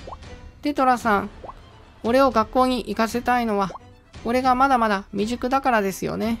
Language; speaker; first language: Japanese; native; Japanese